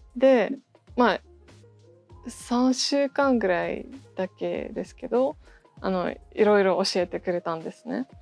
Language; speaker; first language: Japanese; non-native, fluent; Russian